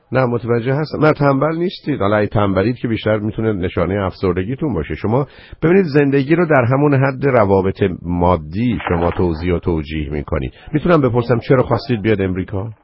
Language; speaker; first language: Persian; native; Persian